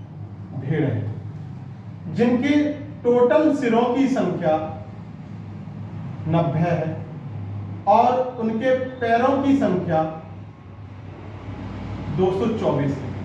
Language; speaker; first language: Hindi; native; Hindi